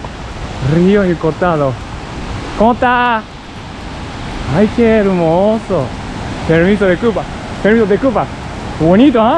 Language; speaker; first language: Spanish; non-native, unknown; Japanese